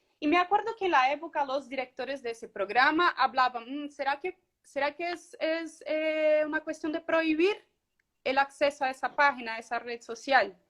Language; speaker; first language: Spanish; non-native, fluent; Portuguese